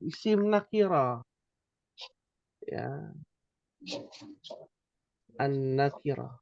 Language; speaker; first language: Arabic; non-native, fluent; Indonesian